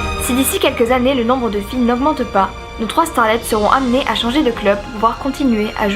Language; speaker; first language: French; native; French